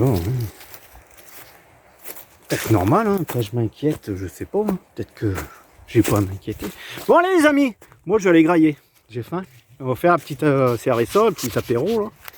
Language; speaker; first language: French; native; French